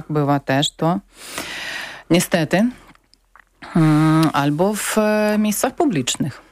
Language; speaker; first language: Polish; non-native, learner; Ukrainian